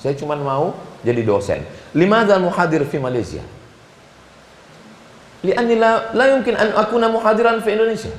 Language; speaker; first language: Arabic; non-native, fluent; Indonesian